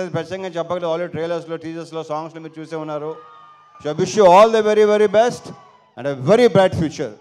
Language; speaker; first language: Telugu; native; Telugu